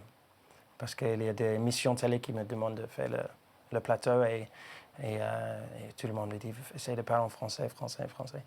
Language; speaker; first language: French; non-native, learner; English